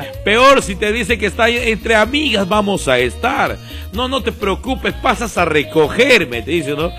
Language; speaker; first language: Spanish; native; Spanish